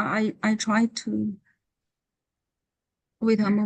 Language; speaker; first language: English; non-native, learner; Chinese